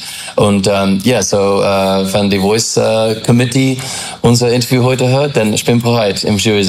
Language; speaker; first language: German; non-native, learner; English